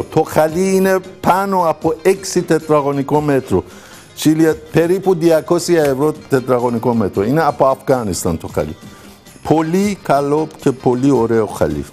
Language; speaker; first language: Greek; non-native, learner; Persian